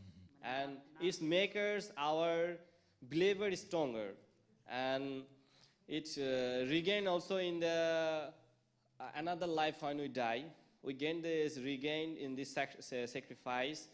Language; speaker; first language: English; non-native, local second language; Bangla